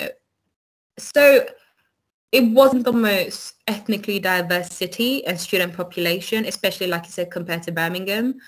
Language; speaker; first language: English; non-native, local second language; Yoruba